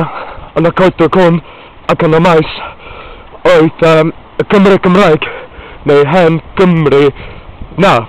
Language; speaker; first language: Welsh; non-native, learner; English